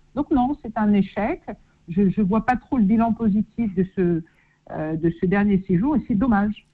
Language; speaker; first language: French; native; French